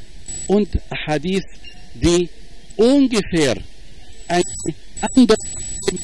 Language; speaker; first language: German; non-native, fluent; Arabic